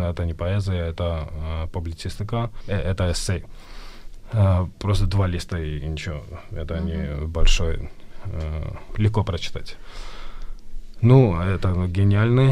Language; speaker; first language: Russian; non-native, fluent; Georgian